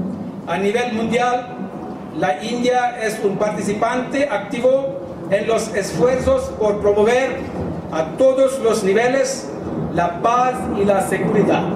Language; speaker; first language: Spanish; non-native, learner; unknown